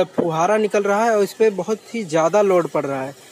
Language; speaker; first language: Hindi; native; Hindi